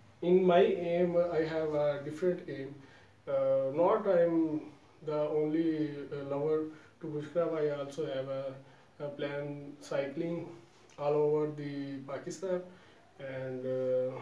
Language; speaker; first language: English; non-native, local second language; Urdu